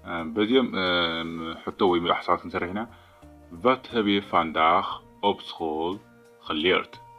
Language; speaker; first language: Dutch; non-native, fluent; Tigrinya